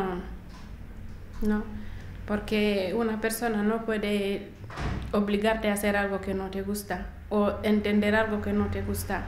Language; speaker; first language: Spanish; non-native, fluent; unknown